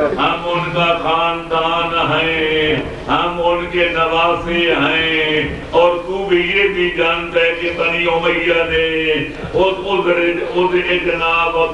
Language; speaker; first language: Urdu; non-native, local second language; Punjabi